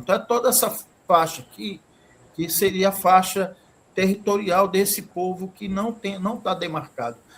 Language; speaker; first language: Portuguese; native; Portuguese